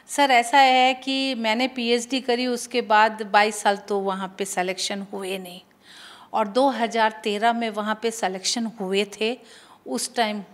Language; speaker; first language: Hindi; native; Hindi